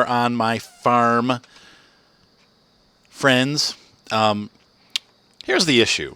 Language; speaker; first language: English; native; English